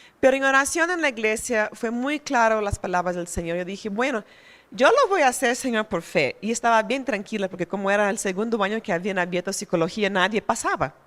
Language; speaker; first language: Spanish; non-native, fluent; Portuguese